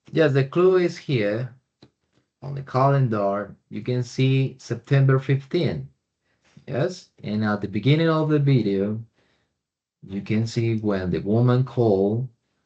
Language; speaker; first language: English; non-native, fluent; Spanish